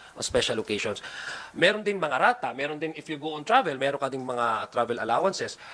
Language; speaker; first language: Filipino; native; Filipino